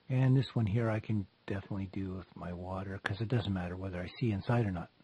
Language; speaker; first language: English; native; English